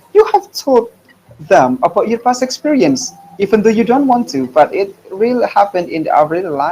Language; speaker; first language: English; non-native, fluent; Indonesian